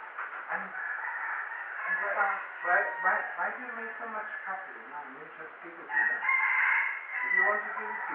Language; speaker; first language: English; non-native, fluent; German